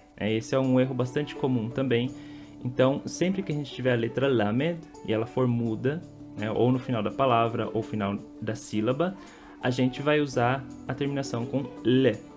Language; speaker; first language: Portuguese; native; Portuguese